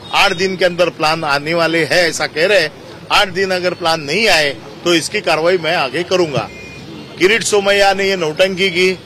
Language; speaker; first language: Hindi; non-native, local second language; Marathi